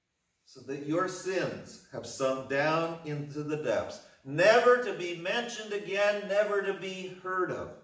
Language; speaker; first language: English; native; English